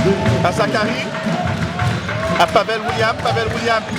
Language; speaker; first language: French; native; French